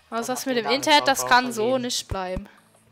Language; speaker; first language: German; native; German